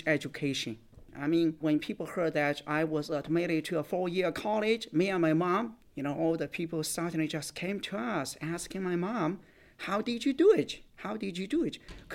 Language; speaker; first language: English; non-native, fluent; Chinese